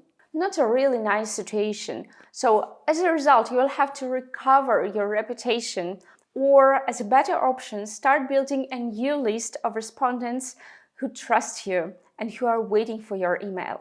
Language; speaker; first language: English; non-native, fluent; Russian